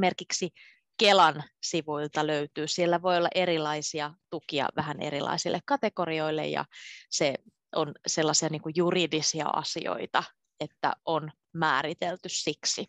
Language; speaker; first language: Finnish; native; Finnish